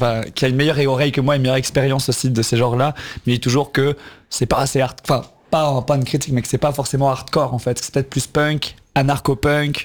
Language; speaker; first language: French; native; French